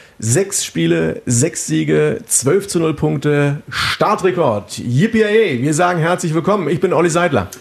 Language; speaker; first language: German; native; German